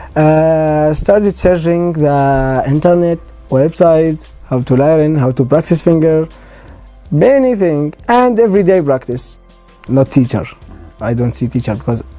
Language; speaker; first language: English; non-native, learner; Arabic